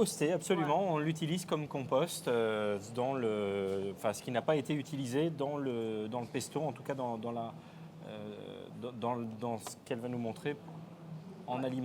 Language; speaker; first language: French; native; French